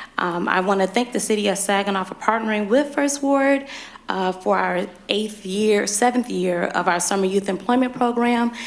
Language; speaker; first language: English; native; English